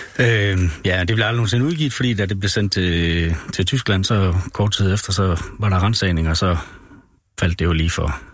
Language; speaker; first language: Danish; native; Danish